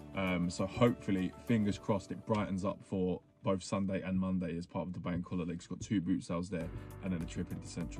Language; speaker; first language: English; native; English